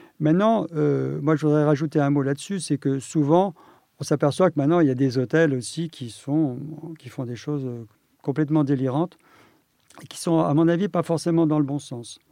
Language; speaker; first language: French; native; French